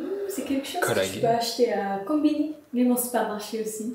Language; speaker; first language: French; non-native, fluent; Japanese